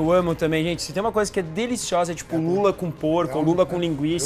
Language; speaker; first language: Portuguese; native; Portuguese